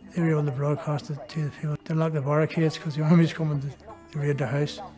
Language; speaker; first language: English; native; English